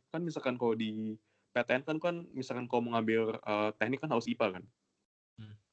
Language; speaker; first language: Indonesian; native; Indonesian